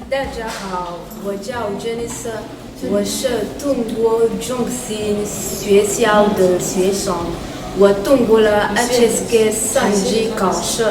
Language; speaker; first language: Chinese; non-native, learner; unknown